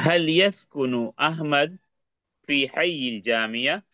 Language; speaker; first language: Arabic; non-native, fluent; Urdu